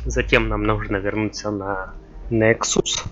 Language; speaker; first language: Russian; native; Russian